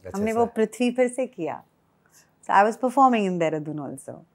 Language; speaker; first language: Hindi; native; Hindi